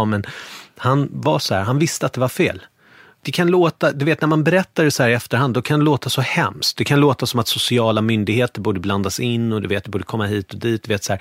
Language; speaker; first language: Swedish; native; Swedish